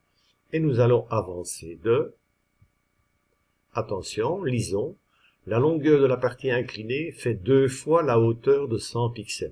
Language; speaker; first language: French; native; French